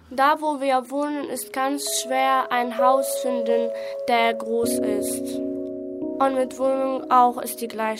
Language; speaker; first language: German; non-native, learner; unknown